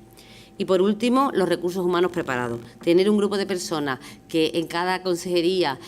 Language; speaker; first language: Spanish; native; Spanish